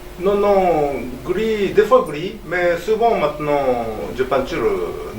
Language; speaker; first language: French; non-native, learner; Japanese